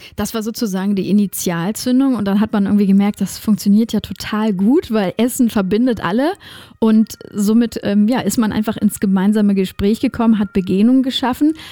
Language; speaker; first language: German; native; German